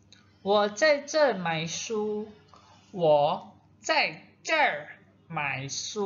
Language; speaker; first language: Chinese; non-native, fluent; Indonesian